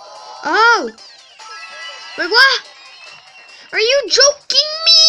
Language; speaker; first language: English; native; English